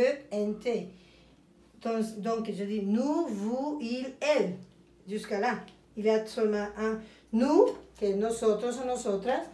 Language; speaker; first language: French; non-native, fluent; Spanish